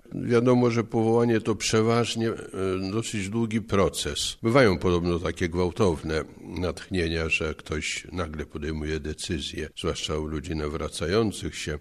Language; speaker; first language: Polish; native; Polish